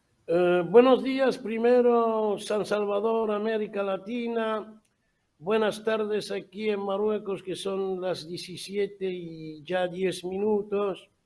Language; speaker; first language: Spanish; non-native, fluent; Arabic